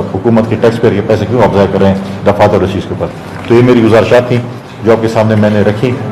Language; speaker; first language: Urdu; non-native, local second language; Saraiki